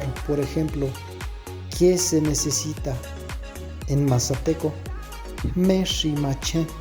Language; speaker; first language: Spanish; non-native, local second language; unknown